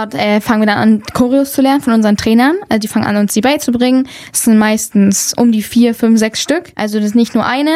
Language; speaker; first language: German; native; German